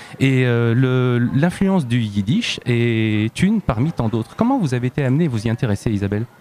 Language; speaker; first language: French; native; French